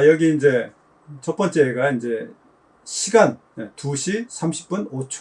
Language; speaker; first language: Korean; native; Korean